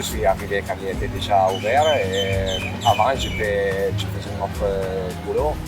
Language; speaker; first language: French; non-native, fluent; Italian